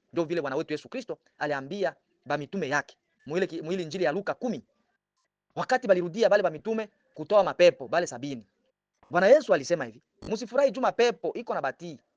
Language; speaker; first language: Swahili; native; Swahili